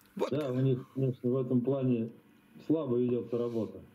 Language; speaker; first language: Russian; native; Russian